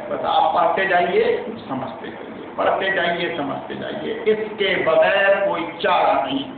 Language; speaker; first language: Urdu; native; Urdu